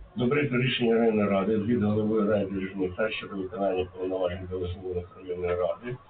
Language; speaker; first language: Ukrainian; non-native, local second language; Russian